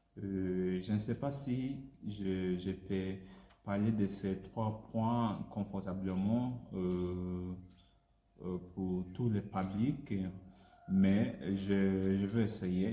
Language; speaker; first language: French; non-native, learner; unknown